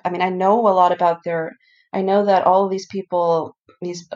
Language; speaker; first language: English; early bilingual, other home language; Icelandic